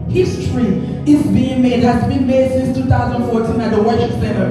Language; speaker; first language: English; native; English